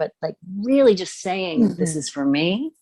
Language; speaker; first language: English; native; English